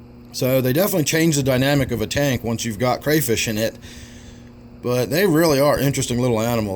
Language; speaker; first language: English; native; English